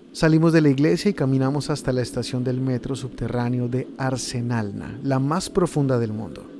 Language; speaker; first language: Spanish; native; Spanish